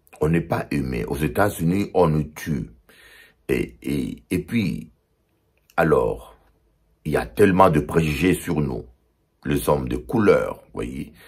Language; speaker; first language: French; non-native, local second language; Lingala